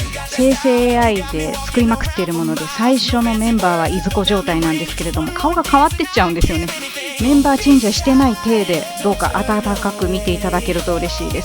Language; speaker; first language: Japanese; native; Japanese